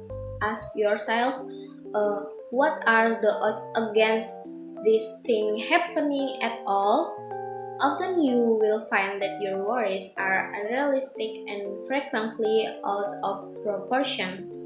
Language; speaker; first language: English; non-native, fluent; Indonesian